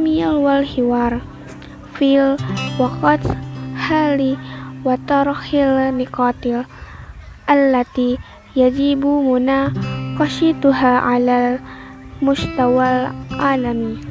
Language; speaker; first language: Arabic; non-native, learner; Indonesian